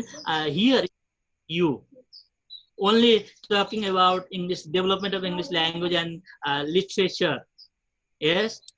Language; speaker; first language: English; non-native, fluent; Nepali